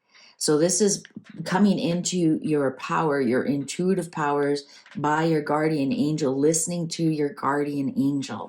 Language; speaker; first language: English; native; English